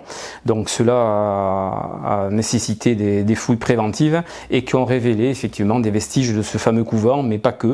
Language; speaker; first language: French; native; French